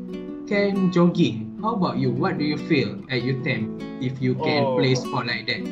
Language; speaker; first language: English; non-native, learner; Malay